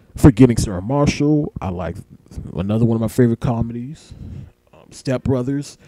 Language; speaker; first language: English; native; English